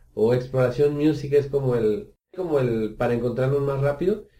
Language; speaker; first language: Spanish; native; Spanish